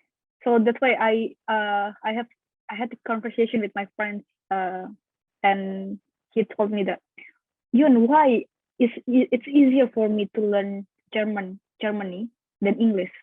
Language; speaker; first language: English; non-native, learner; Indonesian